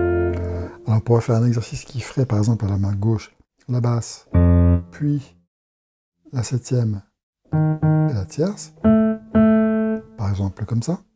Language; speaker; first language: French; native; French